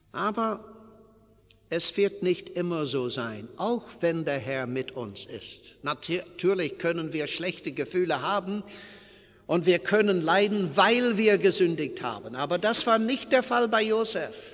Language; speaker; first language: German; non-native, fluent; English